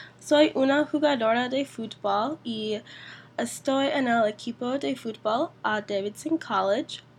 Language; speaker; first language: Spanish; non-native, learner; English